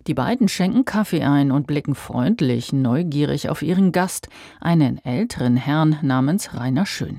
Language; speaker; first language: German; native; German